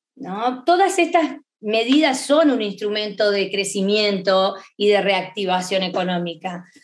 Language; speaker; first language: Spanish; native; Spanish